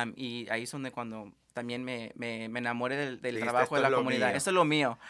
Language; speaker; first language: Spanish; early bilingual, heritage; Spanish